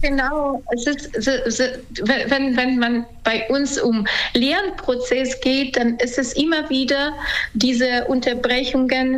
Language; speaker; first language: German; non-native, fluent; Ukrainian